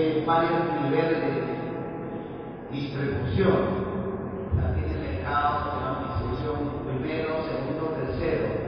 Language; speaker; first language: Spanish; non-native, learner; Chinese